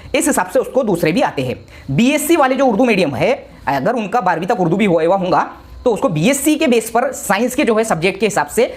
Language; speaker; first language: Hindi; non-native, local second language; Marathi